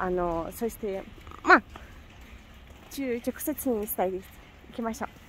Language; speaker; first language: Japanese; non-native, fluent; Ukrainian